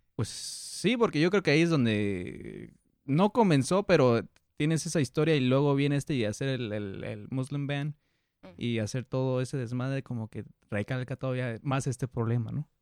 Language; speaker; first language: Spanish; native; Spanish